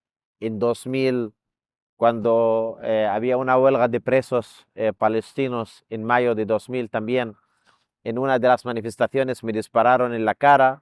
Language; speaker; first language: Spanish; non-native, fluent; Arabic